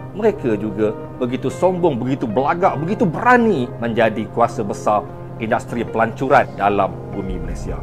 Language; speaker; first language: Malay; native; Malay